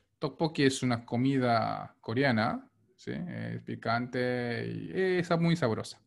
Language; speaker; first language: Spanish; non-native, fluent; Korean